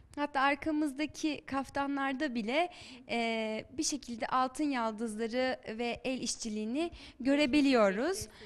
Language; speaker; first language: Turkish; native; Turkish